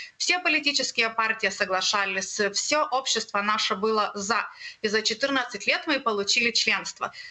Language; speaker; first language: Russian; non-native, learner; Lithuanian